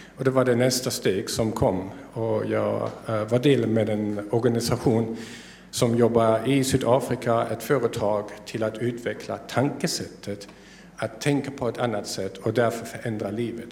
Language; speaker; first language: Swedish; non-native, fluent; German